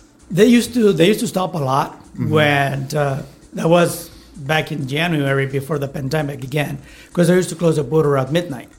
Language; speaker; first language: English; non-native, fluent; Spanish